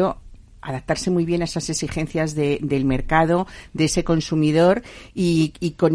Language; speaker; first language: Spanish; native; Spanish